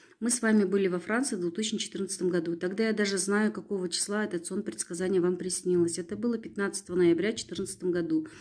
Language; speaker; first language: Russian; non-native, local second language; Kazakh